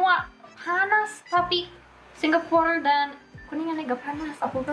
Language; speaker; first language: Indonesian; non-native, learner; English